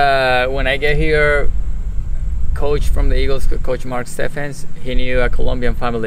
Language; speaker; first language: English; non-native, fluent; Spanish